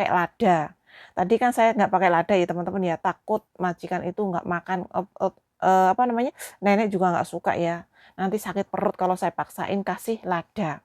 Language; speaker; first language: Indonesian; non-native, local second language; Javanese